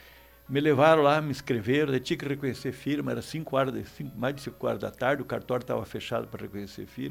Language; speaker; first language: Portuguese; native; Portuguese